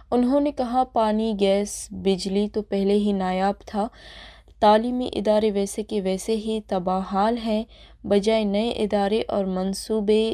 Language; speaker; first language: Urdu; non-native, local second language; Baluchi